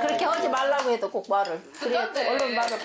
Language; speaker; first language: Korean; native; Korean